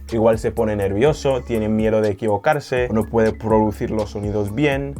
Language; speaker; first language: Spanish; non-native, fluent; English